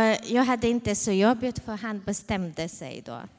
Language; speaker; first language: Swedish; non-native, fluent; Ukrainian